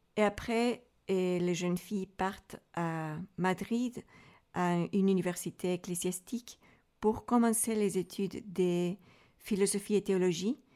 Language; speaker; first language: French; non-native, fluent; Spanish